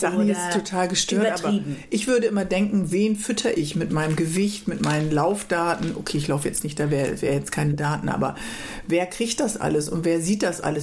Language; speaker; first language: German; native; German